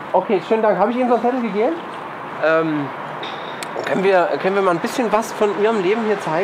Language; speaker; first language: German; native; German